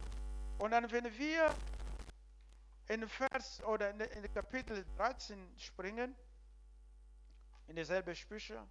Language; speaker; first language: German; non-native, learner; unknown